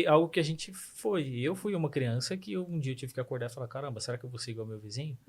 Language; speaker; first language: Portuguese; native; Portuguese